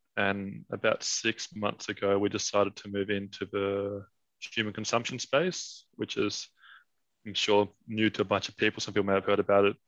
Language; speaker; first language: English; non-native, fluent; Danish